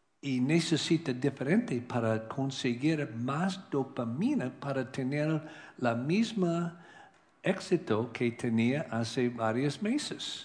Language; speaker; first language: Spanish; non-native, learner; English